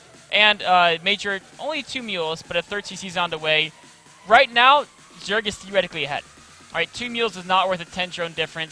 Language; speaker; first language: English; native; English